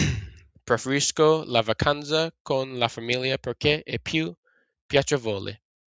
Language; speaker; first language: Italian; non-native, learner; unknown